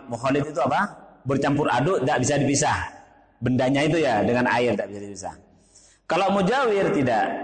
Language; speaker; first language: Indonesian; non-native, local second language; Madurese